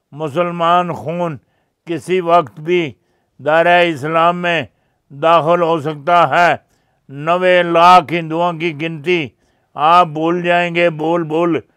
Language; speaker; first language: Urdu; non-native, local second language; Punjabi